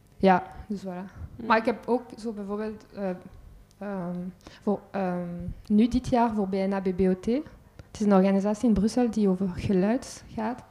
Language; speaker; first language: Dutch; non-native, local second language; French